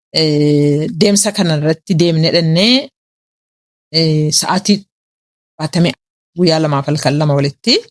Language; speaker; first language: Oromo; native; Oromo